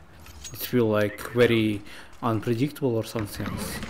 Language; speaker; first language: English; non-native, learner; Russian